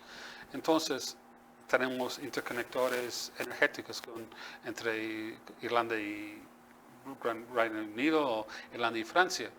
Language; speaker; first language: Spanish; non-native, fluent; English